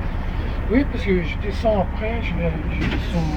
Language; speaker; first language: French; non-native, fluent; Portuguese